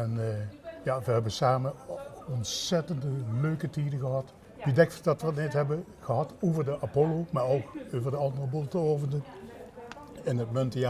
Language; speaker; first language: Dutch; native; Dutch